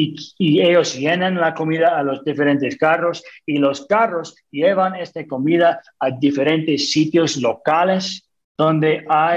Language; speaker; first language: Spanish; non-native, fluent; English